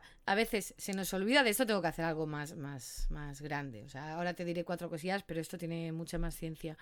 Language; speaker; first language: Spanish; native; Spanish